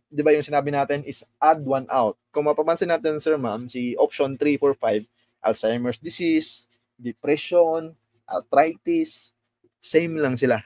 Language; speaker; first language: Filipino; non-native, local second language; Cebuano